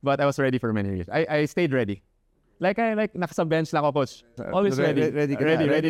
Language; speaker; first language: English; non-native, local second language; Cebuano